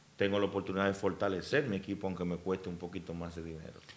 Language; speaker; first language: Spanish; native; Spanish